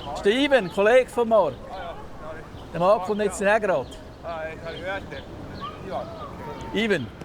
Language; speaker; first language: German; native; German